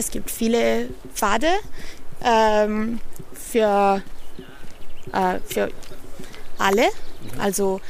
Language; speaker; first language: German; non-native, learner; Italian